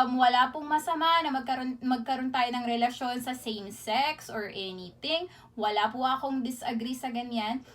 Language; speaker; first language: Filipino; native; Filipino